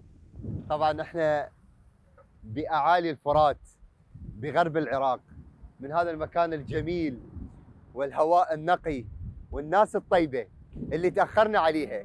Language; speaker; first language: Arabic; native; Arabic